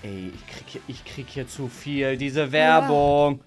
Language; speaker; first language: German; native; German